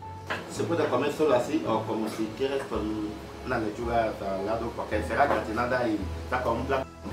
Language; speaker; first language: Spanish; non-native, learner; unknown